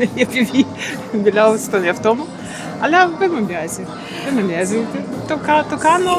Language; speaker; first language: Greek; non-native, learner; Russian